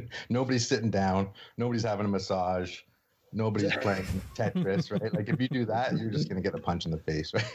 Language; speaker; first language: English; native; English